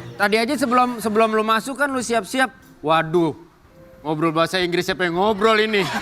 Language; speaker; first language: Indonesian; native; Indonesian